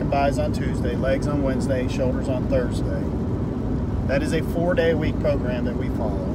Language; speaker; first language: English; native; English